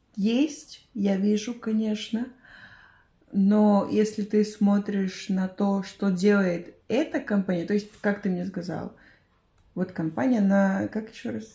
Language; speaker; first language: Russian; non-native, fluent; Spanish